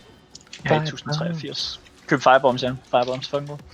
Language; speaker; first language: Danish; native; Danish